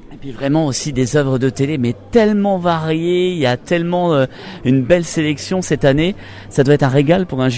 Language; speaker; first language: French; native; French